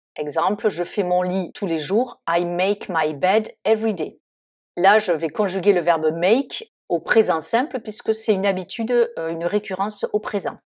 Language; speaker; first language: French; native; French